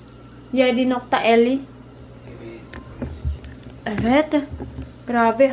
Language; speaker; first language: Turkish; non-native, learner; Filipino